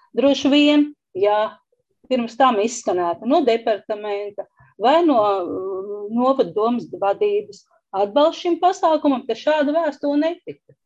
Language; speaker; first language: Latvian; native; Latvian